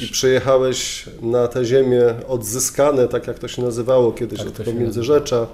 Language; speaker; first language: Polish; native; Polish